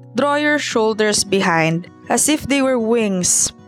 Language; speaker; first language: English; non-native, local second language; Cebuano